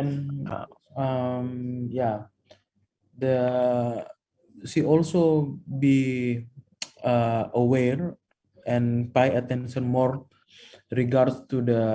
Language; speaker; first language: English; non-native, fluent; Indonesian